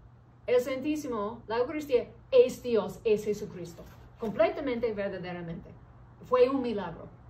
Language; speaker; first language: Spanish; early bilingual, heritage; English